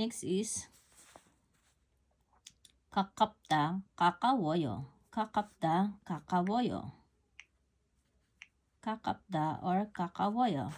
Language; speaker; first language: Korean; non-native, learner; Filipino